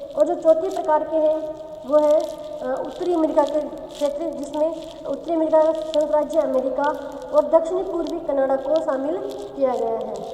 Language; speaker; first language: Hindi; native; Hindi